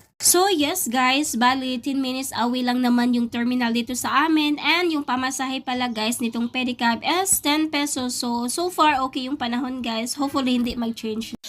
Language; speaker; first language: Filipino; non-native, local second language; Cebuano